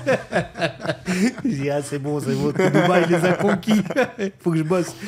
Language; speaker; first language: French; native; French